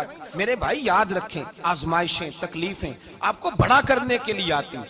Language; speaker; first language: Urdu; non-native, local second language; Punjabi